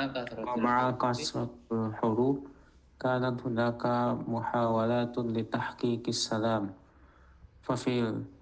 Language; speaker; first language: Arabic; non-native, learner; Indonesian